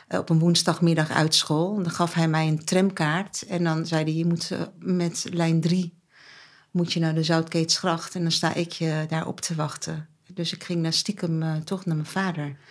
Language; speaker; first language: Dutch; early bilingual, other home language; Turkish